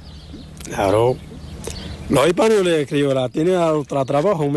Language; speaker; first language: Spanish; non-native, learner; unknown